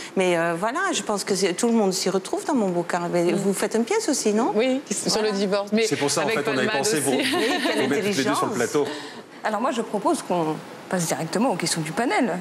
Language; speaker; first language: French; non-native, fluent; Dutch